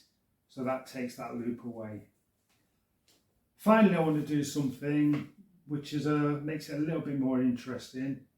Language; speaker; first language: English; native; English